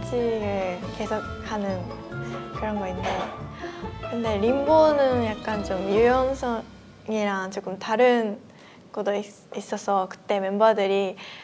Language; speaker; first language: Korean; non-native, fluent; Japanese